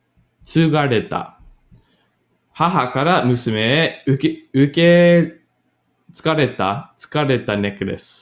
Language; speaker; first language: Japanese; non-native, learner; English